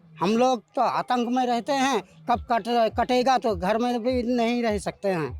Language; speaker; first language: Hindi; non-native, local second language; Bangla